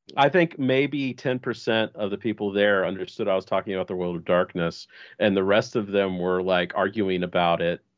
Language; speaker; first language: English; native; English